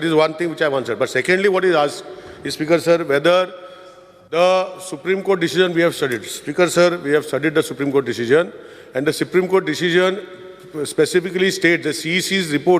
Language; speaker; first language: English; non-native, local second language; Konkani